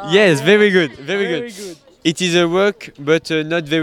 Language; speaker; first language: English; non-native, learner; French